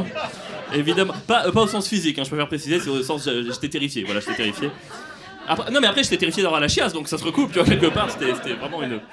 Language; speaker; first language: French; native; French